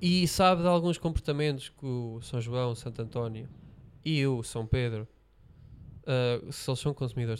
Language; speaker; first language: Portuguese; native; Portuguese